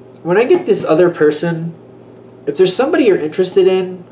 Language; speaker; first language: English; native; English